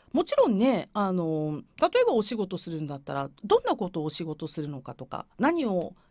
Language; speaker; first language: Japanese; native; Japanese